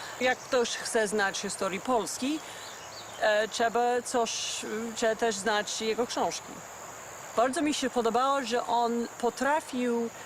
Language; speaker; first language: Polish; non-native, fluent; English